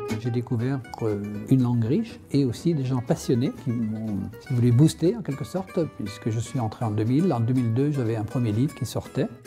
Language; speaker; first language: French; non-native, local second language; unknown